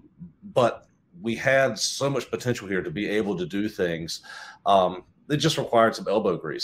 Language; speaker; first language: English; native; English